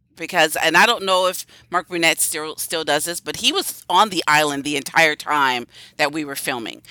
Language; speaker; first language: English; native; English